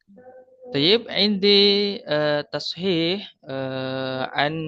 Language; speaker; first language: Arabic; non-native, fluent; Indonesian